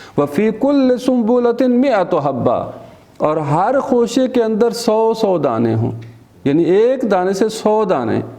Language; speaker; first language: Urdu; native; Urdu